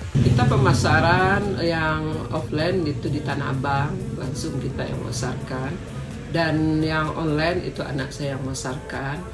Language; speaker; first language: Indonesian; non-native, local second language; Minangkabau